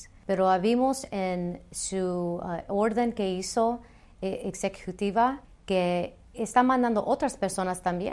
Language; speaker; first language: Spanish; early bilingual, heritage; Spanish